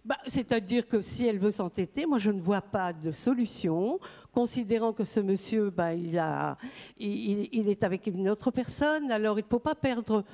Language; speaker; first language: French; native; French